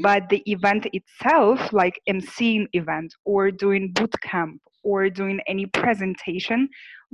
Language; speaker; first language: English; non-native, fluent; Ukrainian